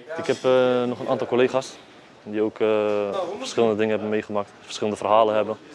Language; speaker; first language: Dutch; early bilingual, other home language; Bosnian